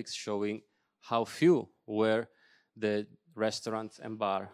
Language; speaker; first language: English; non-native, fluent; Italian